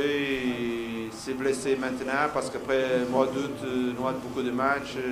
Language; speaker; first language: French; non-native, fluent; Portuguese